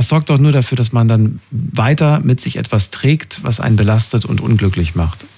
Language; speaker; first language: German; native; German